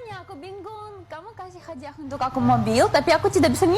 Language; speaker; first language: Indonesian; non-native, learner; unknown